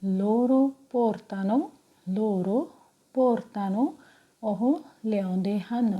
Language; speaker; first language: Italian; non-native, fluent; Punjabi